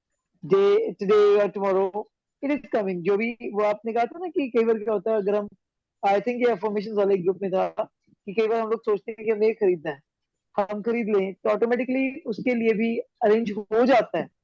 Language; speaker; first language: Hindi; native; Hindi